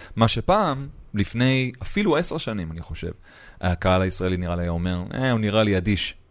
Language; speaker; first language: Hebrew; native; Hebrew